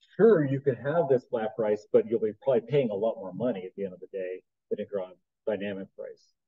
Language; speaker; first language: English; native; English